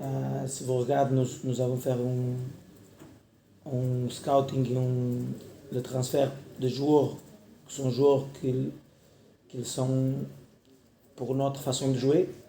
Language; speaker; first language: French; non-native, learner; Portuguese